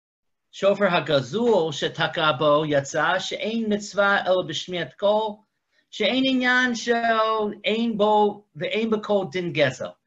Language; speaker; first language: Hebrew; non-native, fluent; English